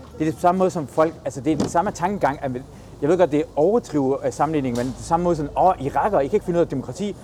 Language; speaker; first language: Danish; early bilingual, other home language; Persian